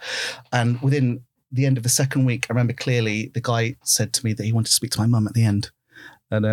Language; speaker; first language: English; native; English